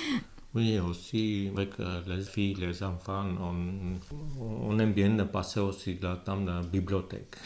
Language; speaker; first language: French; non-native, learner; Armenian